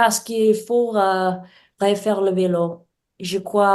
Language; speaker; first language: French; non-native, learner; English